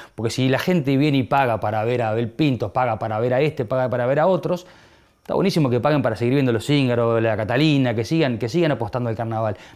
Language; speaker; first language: Spanish; native; Spanish